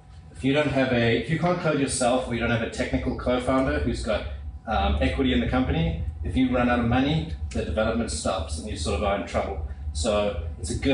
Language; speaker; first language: English; native; English